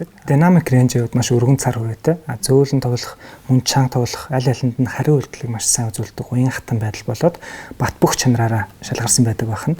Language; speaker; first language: Mongolian; native; Mongolian